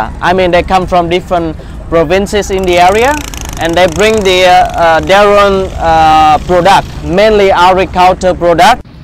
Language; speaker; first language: English; non-native, fluent; Vietnamese